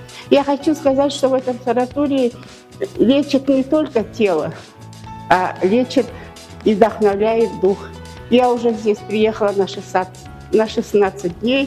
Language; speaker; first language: Russian; non-native, local second language; Kazakh